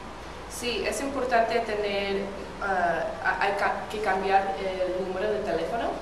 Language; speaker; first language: Spanish; non-native, fluent; English